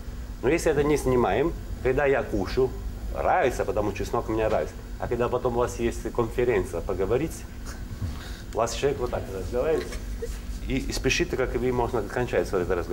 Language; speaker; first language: Russian; non-native, learner; Italian